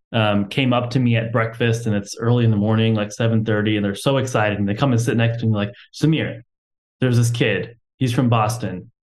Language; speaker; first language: English; native; English